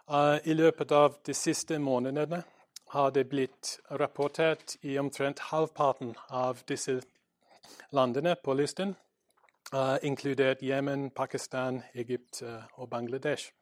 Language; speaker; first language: Norwegian; non-native, learner; English